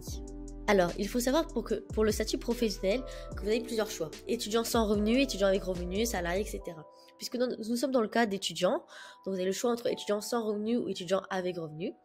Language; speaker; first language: French; native; French